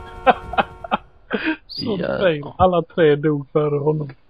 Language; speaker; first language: Swedish; native; Swedish